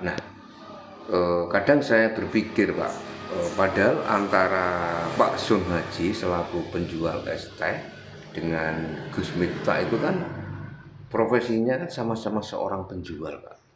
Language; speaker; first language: Indonesian; native; Indonesian